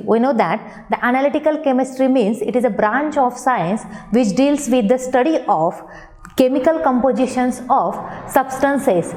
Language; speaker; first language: English; non-native, local second language; Marathi